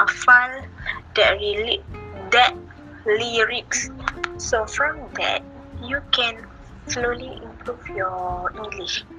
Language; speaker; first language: English; non-native, learner; Malay